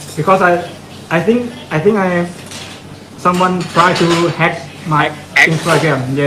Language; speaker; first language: English; non-native, learner; Thai